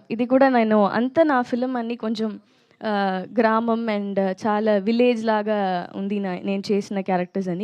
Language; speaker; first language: Telugu; non-native, learner; Tamil